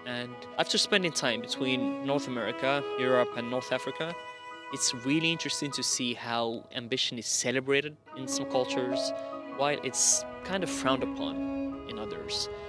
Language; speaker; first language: English; non-native, fluent; Arabic